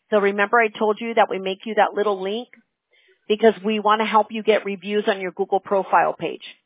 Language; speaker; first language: English; early bilingual, other home language; Spanish